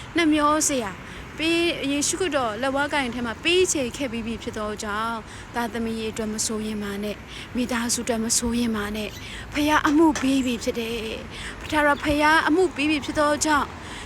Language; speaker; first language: Burmese; non-native, local second language; Hakha Chin